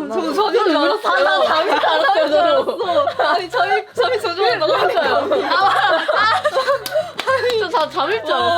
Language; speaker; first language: Korean; non-native, learner; Japanese